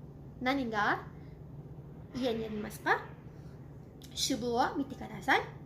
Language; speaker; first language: Japanese; non-native, fluent; Cebuano